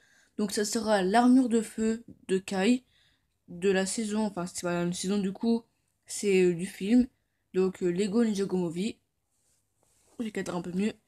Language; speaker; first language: French; native; French